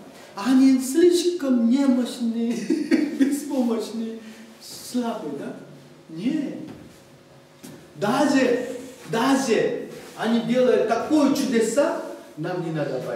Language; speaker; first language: Russian; non-native, learner; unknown